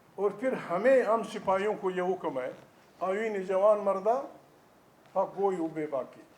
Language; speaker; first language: Urdu; non-native, local second language; Pashto